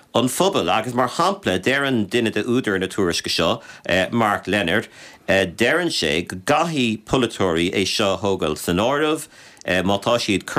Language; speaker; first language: Irish; native; Irish